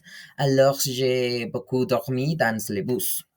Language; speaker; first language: French; non-native, learner; Spanish